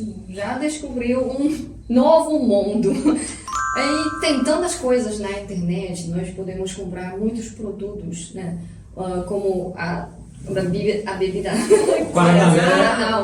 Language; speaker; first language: Portuguese; non-native, fluent; Chinese